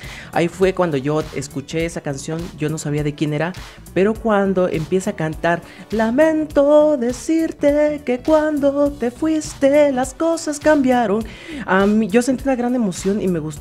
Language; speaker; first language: Spanish; native; Spanish